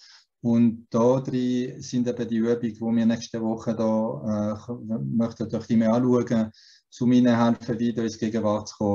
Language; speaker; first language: German; early bilingual, heritage; German